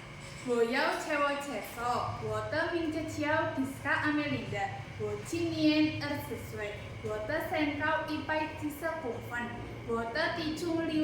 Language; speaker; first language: Chinese; non-native, learner; Indonesian